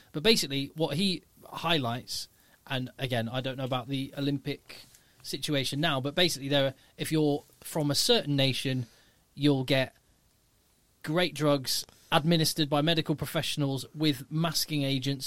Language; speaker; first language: English; native; English